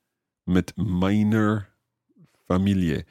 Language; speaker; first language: German; non-native, learner; English